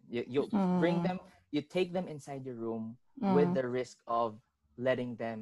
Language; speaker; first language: English; non-native, local second language; Filipino